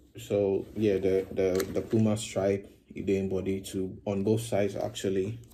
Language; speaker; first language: Nigerian Pidgin; non-native, local second language; Akan